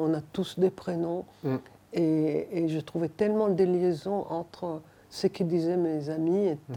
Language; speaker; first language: French; non-native, fluent; Hebrew